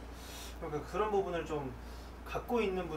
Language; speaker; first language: Korean; native; Korean